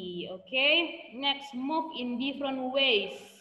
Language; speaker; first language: English; non-native, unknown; Indonesian